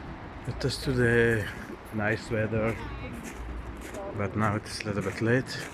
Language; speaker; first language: English; non-native, learner; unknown